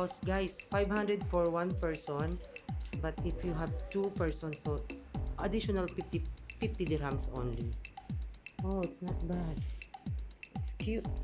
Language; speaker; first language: English; non-native, local second language; Filipino